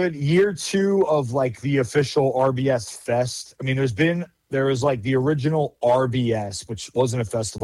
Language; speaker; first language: English; native; English